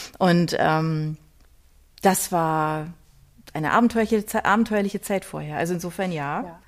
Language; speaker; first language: German; native; German